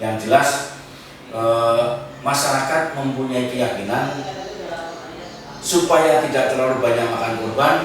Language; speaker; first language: Indonesian; native; Indonesian